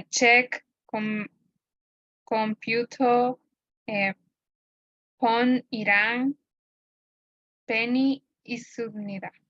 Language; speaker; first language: Korean; non-native, learner; Spanish